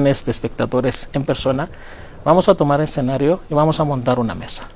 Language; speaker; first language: Spanish; non-native, fluent; Greek